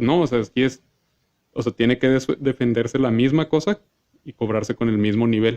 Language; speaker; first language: Spanish; native; Spanish